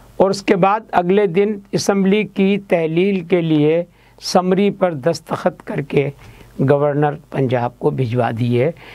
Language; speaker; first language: Urdu; native; Urdu